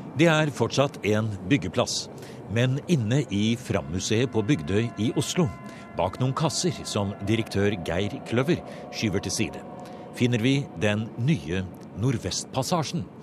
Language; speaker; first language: Norwegian; native; Norwegian